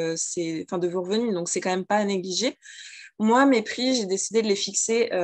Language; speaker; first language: French; native; French